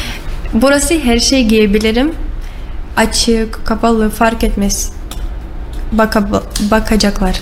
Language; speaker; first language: Turkish; non-native, learner; Russian